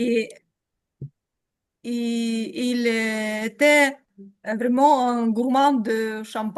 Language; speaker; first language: French; non-native, learner; Ukrainian